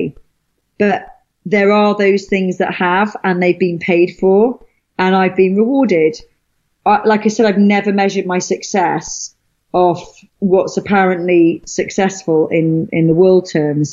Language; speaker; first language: English; native; English